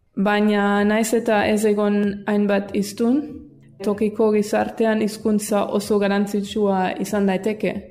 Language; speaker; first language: Basque; non-native, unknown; German